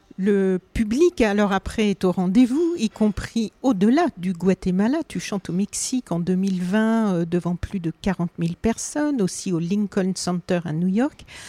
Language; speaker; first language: French; native; French